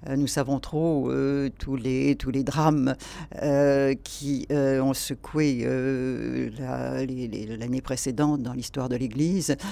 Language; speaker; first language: French; native; French